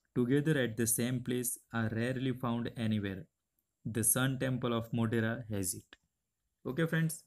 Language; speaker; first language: English; non-native, local second language; Gujarati